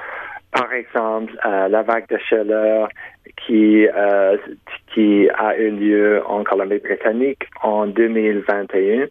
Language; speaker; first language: French; non-native, local second language; English